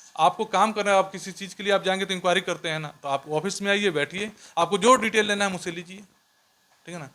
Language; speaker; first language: Hindi; native; Hindi